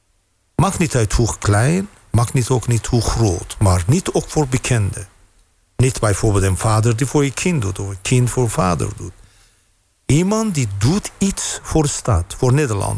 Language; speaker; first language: Dutch; non-native, fluent; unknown